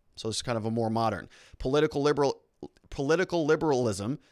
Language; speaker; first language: English; native; English